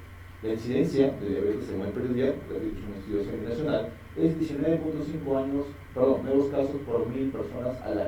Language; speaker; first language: Spanish; native; Spanish